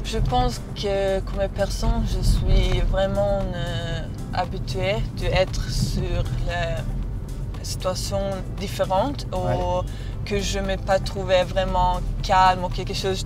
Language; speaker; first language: French; non-native, learner; Serbian